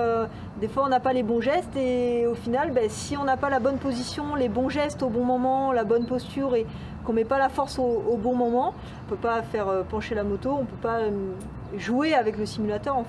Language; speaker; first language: French; native; French